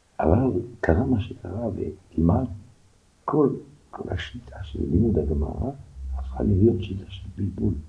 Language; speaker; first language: Hebrew; non-native, fluent; French